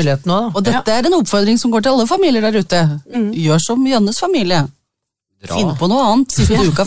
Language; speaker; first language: Norwegian; native; Norwegian